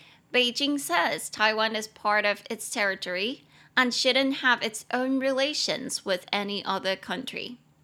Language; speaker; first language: English; non-native, fluent; Chinese